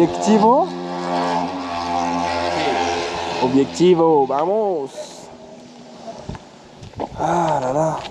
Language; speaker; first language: Spanish; non-native, learner; French